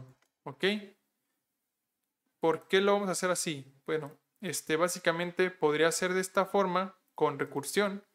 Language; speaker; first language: Spanish; native; Spanish